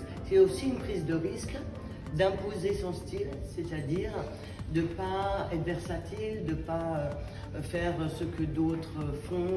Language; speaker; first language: French; native; French